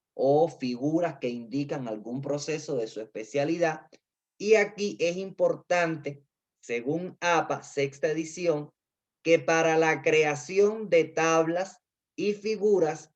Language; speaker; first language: Spanish; native; Spanish